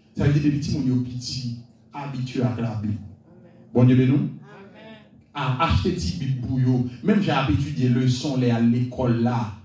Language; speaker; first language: French; non-native, local second language; Haitian Creole